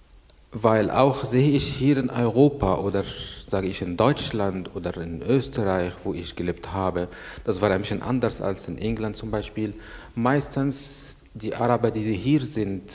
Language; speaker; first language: German; non-native, learner; Arabic